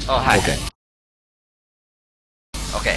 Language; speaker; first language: Japanese; non-native, learner; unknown